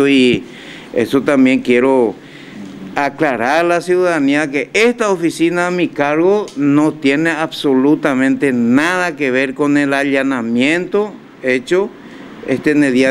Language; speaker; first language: Spanish; native; Spanish